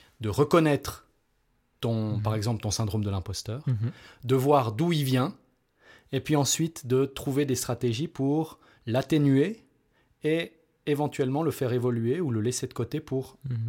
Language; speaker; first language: French; native; French